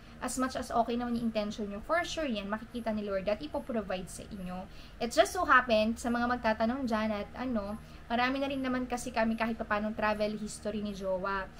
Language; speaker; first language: Filipino; native; Filipino